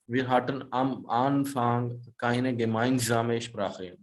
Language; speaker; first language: German; non-native, fluent; Urdu